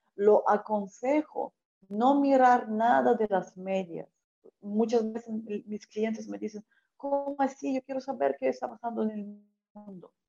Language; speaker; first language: Spanish; non-native, fluent; Ukrainian